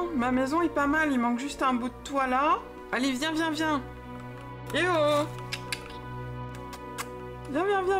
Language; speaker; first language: French; native; French